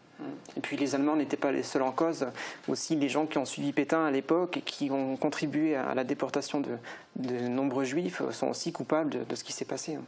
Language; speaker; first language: French; native; French